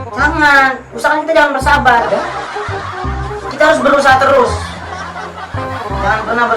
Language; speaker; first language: Indonesian; non-native, local second language; Javanese